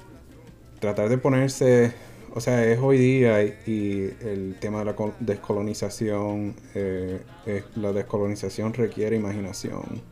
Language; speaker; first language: Spanish; native; Spanish